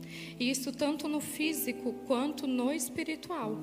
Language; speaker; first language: Portuguese; native; Portuguese